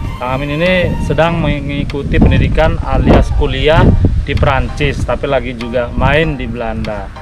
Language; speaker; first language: Indonesian; native; Indonesian